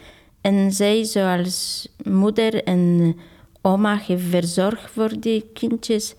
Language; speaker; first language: Dutch; non-native, fluent; Polish